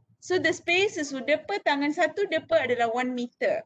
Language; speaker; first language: Malay; non-native, local second language; Tamil